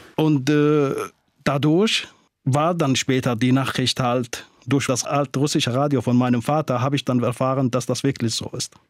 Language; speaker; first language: German; non-native, fluent; Arabic